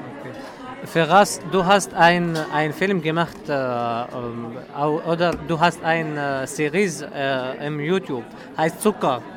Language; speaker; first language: German; non-native, learner; Arabic